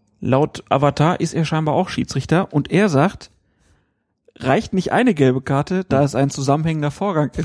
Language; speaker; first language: German; native; German